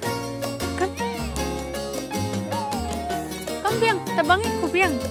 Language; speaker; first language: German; non-native, learner; Cebuano